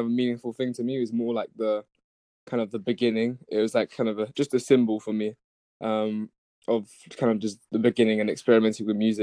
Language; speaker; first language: English; native; English